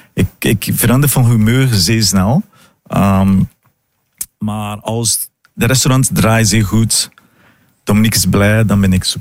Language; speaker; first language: Dutch; non-native, fluent; Portuguese